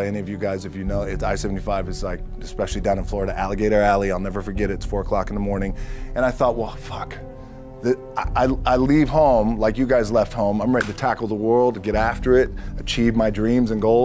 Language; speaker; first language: English; native; English